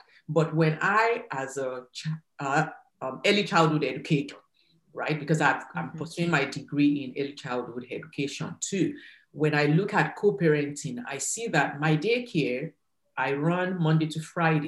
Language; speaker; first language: English; non-native, local second language; Yoruba